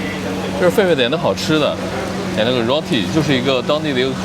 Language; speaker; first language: Chinese; native; Chinese